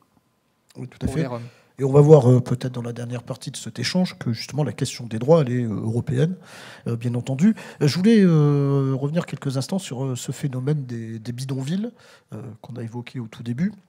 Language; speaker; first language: French; native; French